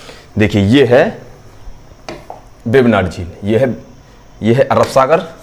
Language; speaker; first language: Hindi; native; Hindi